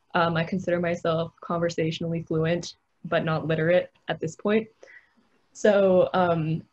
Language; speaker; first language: English; native; English